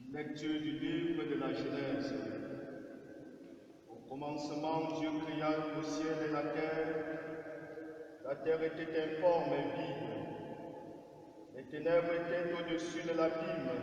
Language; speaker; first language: French; native; French